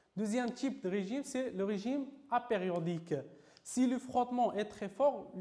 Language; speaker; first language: French; non-native, local second language; Arabic